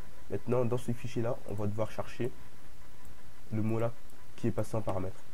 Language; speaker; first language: French; native; French